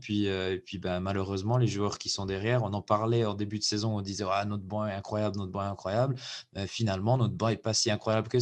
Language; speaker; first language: French; native; French